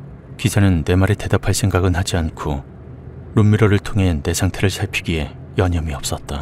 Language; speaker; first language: Korean; native; Korean